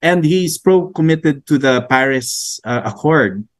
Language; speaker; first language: English; non-native, local second language; Filipino